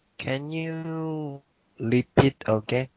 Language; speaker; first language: English; non-native, learner; Korean